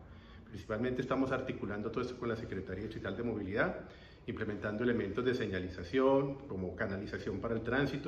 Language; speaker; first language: Spanish; native; Spanish